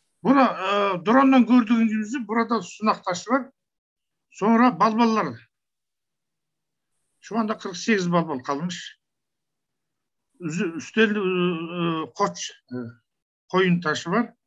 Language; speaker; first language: Turkish; non-native, learner; Kazakh